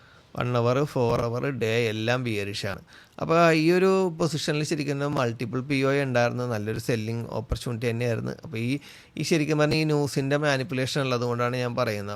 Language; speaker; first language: Malayalam; native; Malayalam